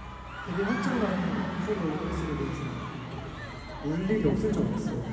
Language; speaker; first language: Korean; native; Korean